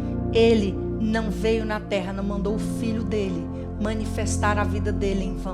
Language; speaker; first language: Portuguese; native; Portuguese